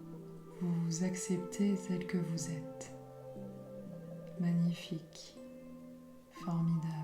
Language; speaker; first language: French; native; French